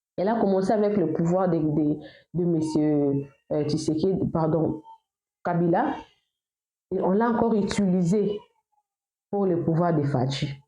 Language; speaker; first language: French; non-native, local second language; Lingala